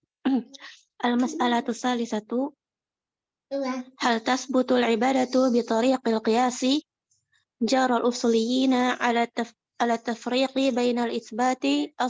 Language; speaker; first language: Arabic; non-native, learner; Indonesian